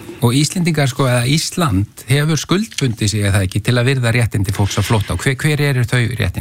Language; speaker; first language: Icelandic; native; Icelandic